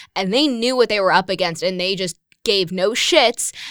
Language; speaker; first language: English; native; English